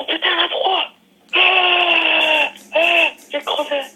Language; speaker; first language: French; native; French